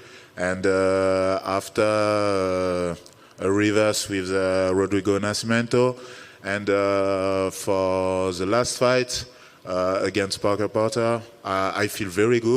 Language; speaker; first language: English; non-native, learner; French